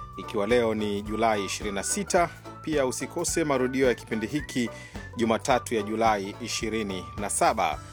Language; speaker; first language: Swahili; native; Swahili